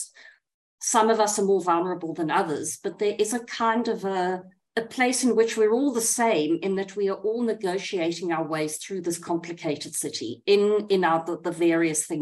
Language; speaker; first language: English; native; English